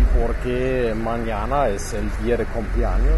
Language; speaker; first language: Spanish; non-native, learner; Danish